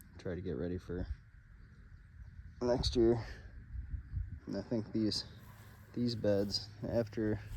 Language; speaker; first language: English; native; English